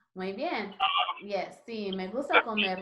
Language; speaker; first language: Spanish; non-native, learner; English